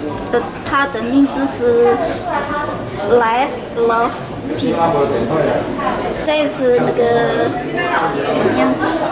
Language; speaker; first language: Chinese; non-native, learner; Indonesian